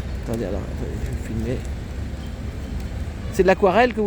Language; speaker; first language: French; native; French